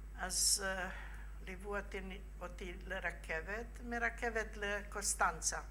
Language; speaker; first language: Hebrew; non-native, fluent; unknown